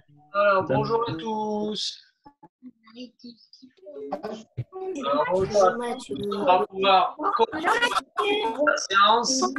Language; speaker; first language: French; native; French